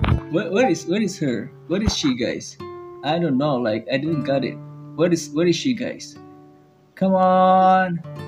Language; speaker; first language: English; non-native, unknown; Indonesian